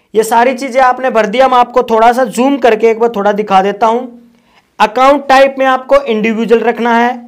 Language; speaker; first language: Hindi; native; Hindi